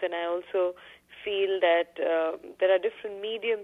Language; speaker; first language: English; non-native, local second language; Hindi